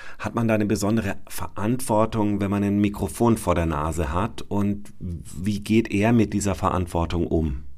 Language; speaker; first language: German; native; German